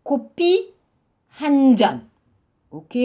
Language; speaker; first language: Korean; non-native, learner; French